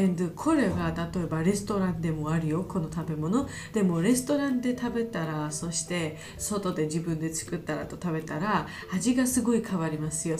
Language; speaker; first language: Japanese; non-native, learner; Georgian